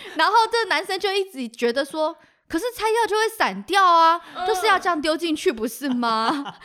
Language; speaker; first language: Chinese; native; Chinese